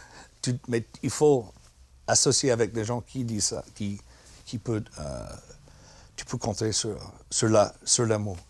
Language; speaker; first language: French; non-native, fluent; English